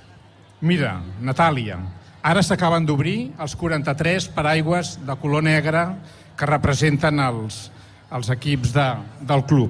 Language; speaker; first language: Catalan; native; Catalan